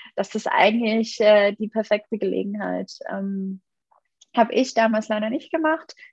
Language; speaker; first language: German; native; German